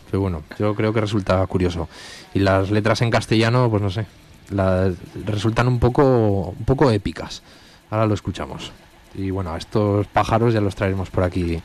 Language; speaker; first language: Spanish; native; Spanish